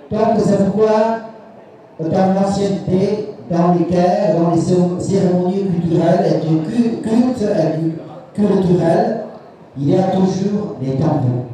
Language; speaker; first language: French; non-native, fluent; Chinese